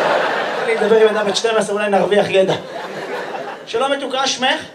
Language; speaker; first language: Hebrew; native; Hebrew